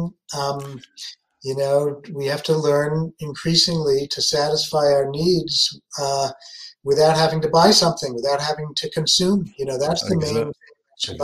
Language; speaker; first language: English; native; English